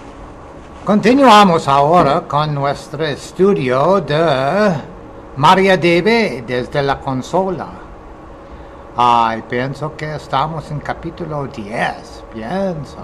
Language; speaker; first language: Spanish; non-native, fluent; English